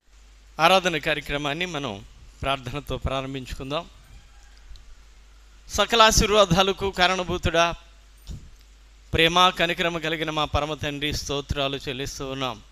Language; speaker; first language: Telugu; native; Telugu